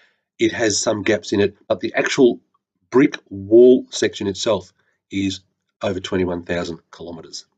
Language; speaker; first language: English; native; English